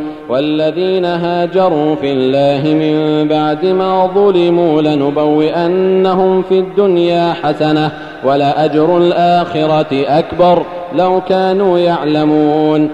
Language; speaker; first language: Arabic; native; Arabic